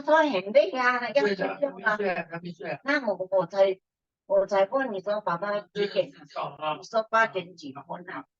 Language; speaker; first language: Chinese; early bilingual, heritage; Chinese